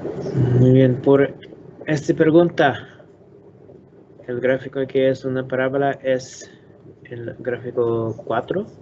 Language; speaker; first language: Spanish; non-native, learner; English